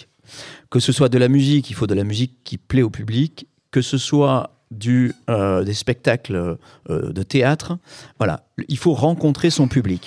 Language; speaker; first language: French; native; French